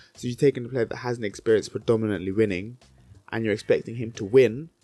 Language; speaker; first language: English; native; English